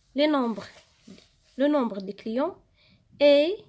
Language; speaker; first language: French; non-native, local second language; Arabic